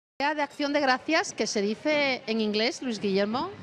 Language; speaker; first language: Spanish; native; Spanish